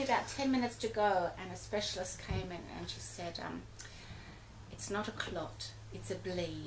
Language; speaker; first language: English; early bilingual, other home language; German